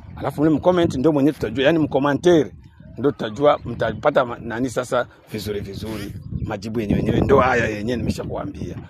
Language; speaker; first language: Swahili; native; Swahili